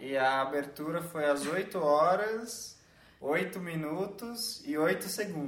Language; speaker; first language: Portuguese; native; Portuguese